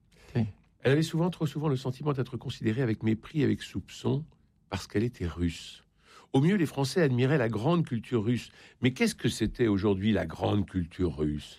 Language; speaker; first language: French; native; French